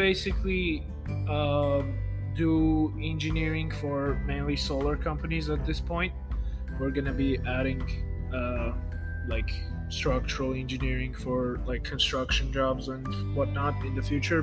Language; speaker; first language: English; non-native, fluent; Armenian